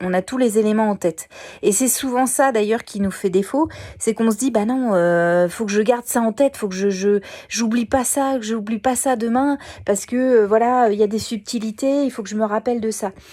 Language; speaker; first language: French; native; French